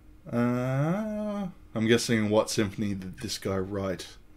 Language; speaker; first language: English; native; English